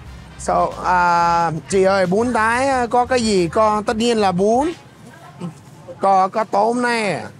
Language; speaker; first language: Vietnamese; non-native, fluent; English